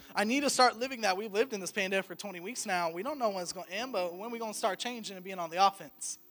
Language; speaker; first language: English; native; English